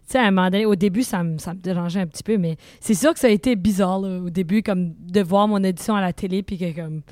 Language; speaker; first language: French; native; French